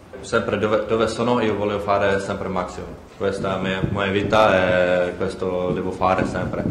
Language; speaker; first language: Italian; non-native, learner; Czech